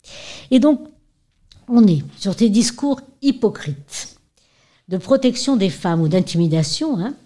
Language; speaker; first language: French; native; French